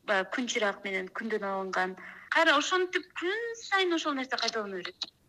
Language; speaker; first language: Kyrgyz; native; Kyrgyz